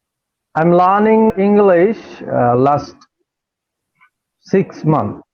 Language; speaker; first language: English; non-native, learner; Bangla